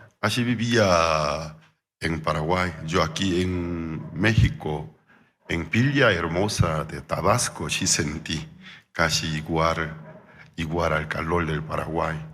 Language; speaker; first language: Spanish; non-native, fluent; Korean